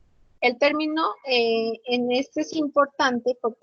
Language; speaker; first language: Spanish; native; Spanish